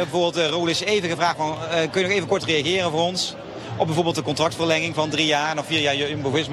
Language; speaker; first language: Dutch; native; Dutch